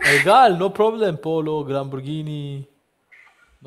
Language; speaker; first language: English; non-native, learner; Turkish